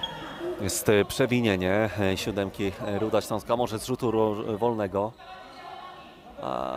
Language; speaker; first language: Polish; native; Polish